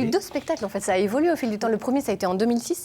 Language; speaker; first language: French; native; French